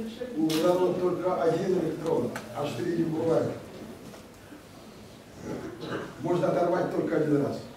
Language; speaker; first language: Russian; native; Russian